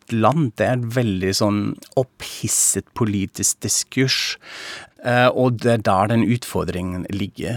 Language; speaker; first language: Norwegian; non-native, fluent; German